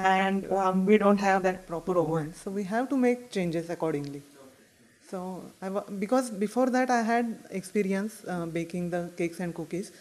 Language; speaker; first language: English; non-native, local second language; Marathi